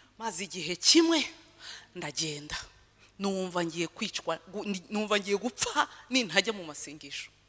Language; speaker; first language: Kinyarwanda; early bilingual, heritage; Kinyarwanda